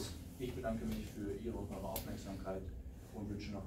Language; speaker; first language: German; native; German